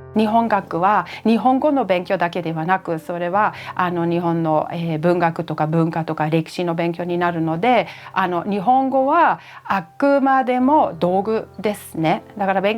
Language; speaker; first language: Japanese; non-native, fluent; German